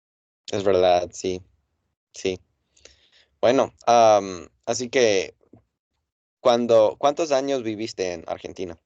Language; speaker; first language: Spanish; non-native, fluent; English